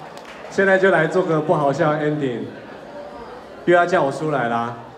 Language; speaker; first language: Chinese; native; Chinese